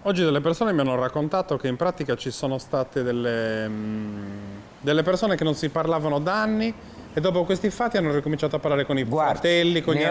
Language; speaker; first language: Italian; native; Italian